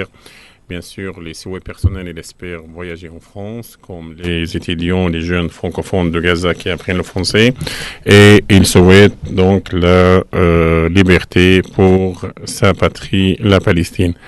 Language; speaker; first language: French; non-native, fluent; Arabic